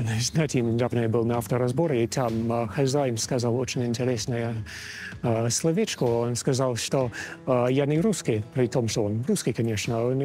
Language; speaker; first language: Russian; non-native, fluent; English